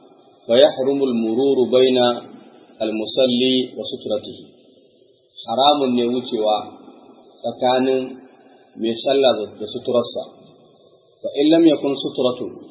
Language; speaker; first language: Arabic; non-native, fluent; Hausa